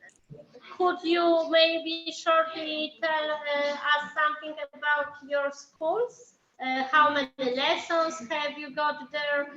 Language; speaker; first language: English; non-native, fluent; Polish